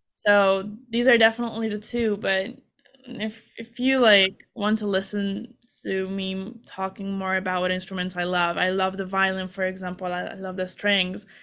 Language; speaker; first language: English; non-native, fluent; Hungarian